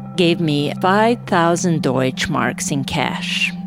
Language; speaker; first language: English; non-native, fluent; Serbian